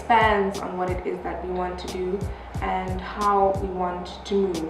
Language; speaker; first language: English; non-native, local second language; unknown